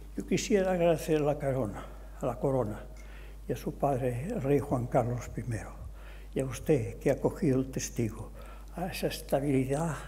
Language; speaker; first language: Spanish; non-native, local second language; Catalan